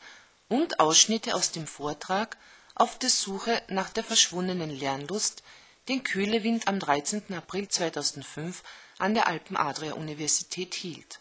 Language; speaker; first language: German; native; German